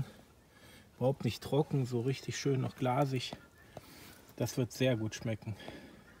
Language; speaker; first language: German; native; German